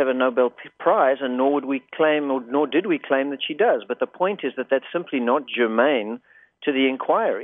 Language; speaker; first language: English; native; English